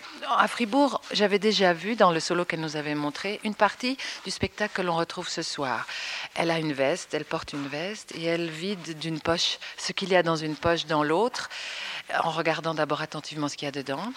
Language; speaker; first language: French; native; French